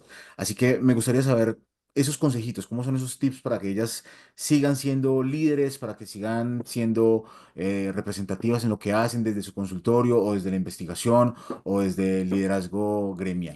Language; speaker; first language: Spanish; native; Spanish